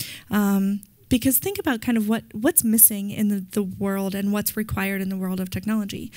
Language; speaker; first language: English; native; English